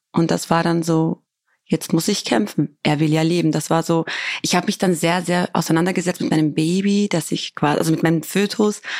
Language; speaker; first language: German; early bilingual, other home language; Albanian